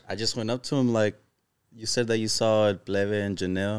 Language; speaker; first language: English; early bilingual, other home language; Spanish